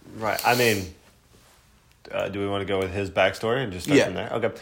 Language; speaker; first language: English; native; English